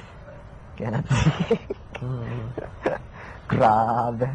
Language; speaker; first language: English; non-native, learner; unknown